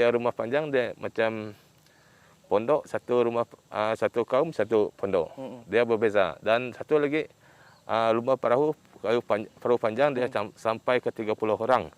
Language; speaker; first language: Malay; non-native, local second language; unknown